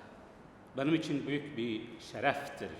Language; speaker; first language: Turkish; non-native, learner; Persian